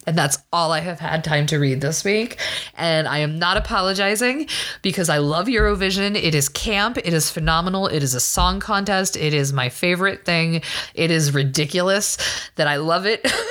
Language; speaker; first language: English; early bilingual, other home language; Spanish